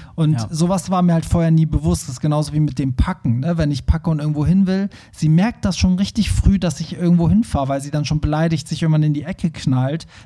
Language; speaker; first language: German; early bilingual, other home language; Persian